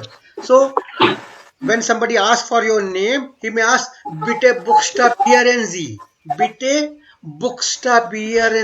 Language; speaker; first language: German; non-native, learner; Hindi